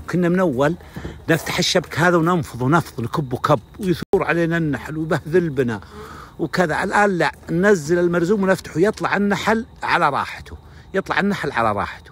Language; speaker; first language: Arabic; native; Arabic